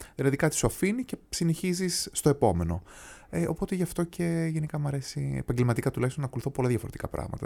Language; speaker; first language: Greek; early bilingual, heritage; Greek